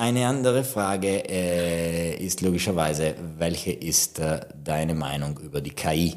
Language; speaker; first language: German; non-native, local second language; Italian